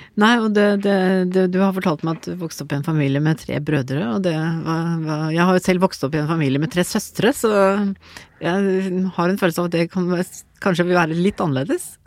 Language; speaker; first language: Norwegian; native; Norwegian